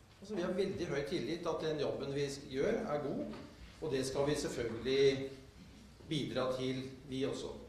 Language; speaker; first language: Norwegian; native; Norwegian